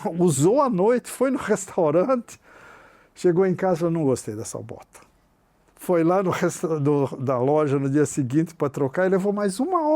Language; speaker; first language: Portuguese; native; Portuguese